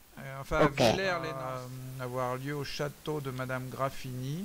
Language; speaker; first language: French; native; French